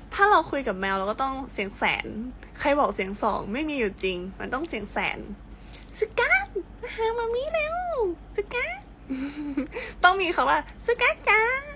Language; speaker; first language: Thai; native; Thai